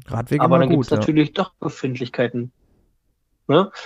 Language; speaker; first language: German; native; German